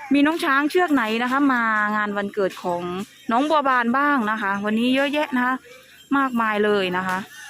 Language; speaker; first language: Thai; native; Thai